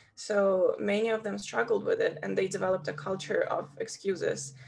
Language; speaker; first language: English; non-native, fluent; Ukrainian